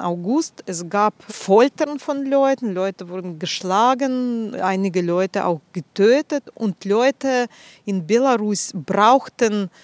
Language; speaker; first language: German; non-native, fluent; Russian